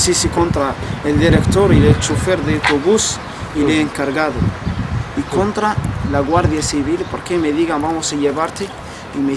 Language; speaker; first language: Spanish; non-native, learner; Arabic